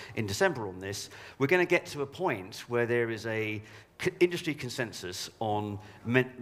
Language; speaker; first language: English; native; English